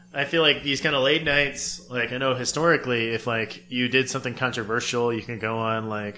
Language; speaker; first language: English; native; English